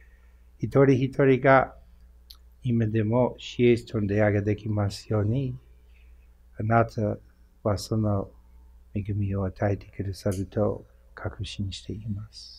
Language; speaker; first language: Japanese; non-native, fluent; English